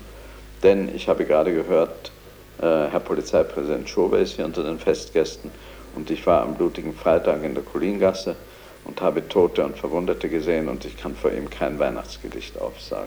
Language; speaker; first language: German; native; German